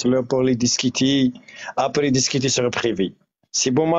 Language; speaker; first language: French; non-native, learner; Arabic